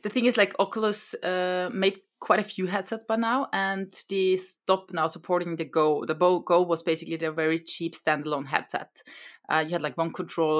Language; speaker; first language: English; non-native, fluent; German